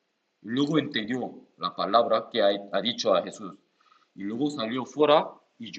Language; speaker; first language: Spanish; non-native, learner; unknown